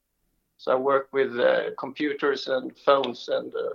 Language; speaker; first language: English; non-native, fluent; Swedish